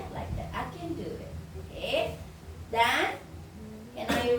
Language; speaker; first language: English; non-native, fluent; Indonesian